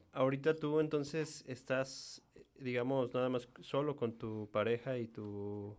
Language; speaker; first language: Spanish; native; Spanish